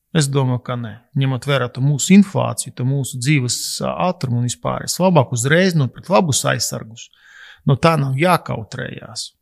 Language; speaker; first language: Latvian; native; Latvian